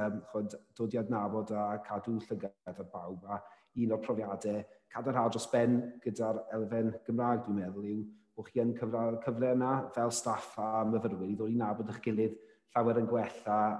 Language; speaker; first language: Welsh; native; Welsh